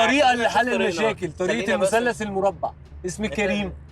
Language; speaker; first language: Arabic; native; Arabic